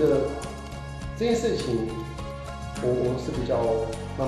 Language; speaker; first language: Chinese; early bilingual, heritage; Portuguese